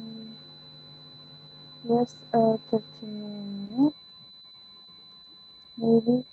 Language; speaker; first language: English; non-native, learner; Indonesian